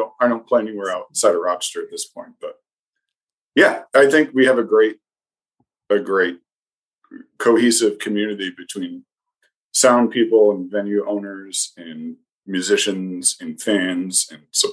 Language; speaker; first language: English; native; English